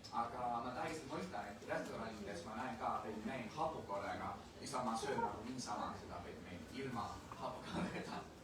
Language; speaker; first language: Estonian; non-native, fluent; Chinese